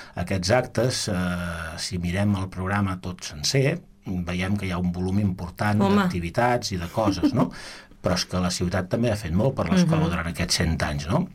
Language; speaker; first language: Catalan; native; Catalan